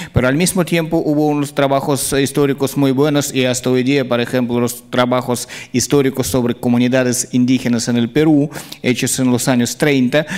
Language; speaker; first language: Spanish; non-native, fluent; Russian